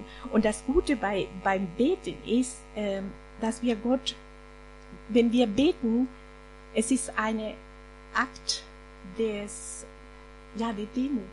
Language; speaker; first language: German; non-native, fluent; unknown